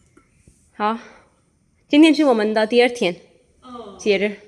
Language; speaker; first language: Chinese; non-native, learner; Urdu